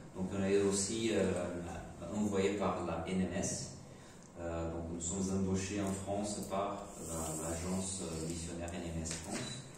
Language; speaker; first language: French; non-native, fluent; Portuguese